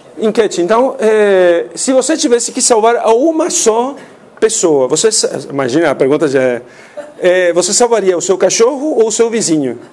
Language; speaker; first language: Portuguese; non-native, fluent; Spanish